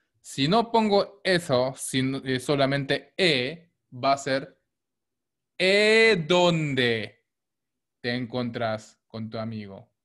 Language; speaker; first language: Spanish; non-native, fluent; Korean